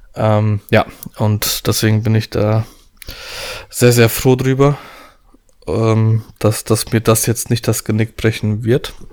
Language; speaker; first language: German; early bilingual, other home language; Polish